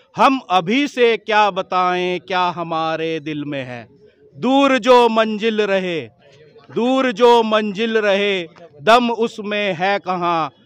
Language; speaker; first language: Hindi; native; Hindi